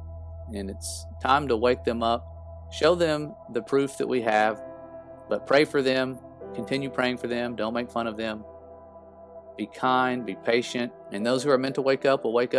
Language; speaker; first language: English; native; English